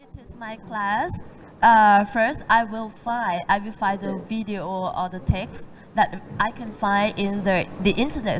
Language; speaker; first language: English; non-native, learner; Thai